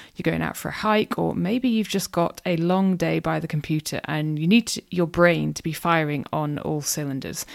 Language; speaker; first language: English; native; English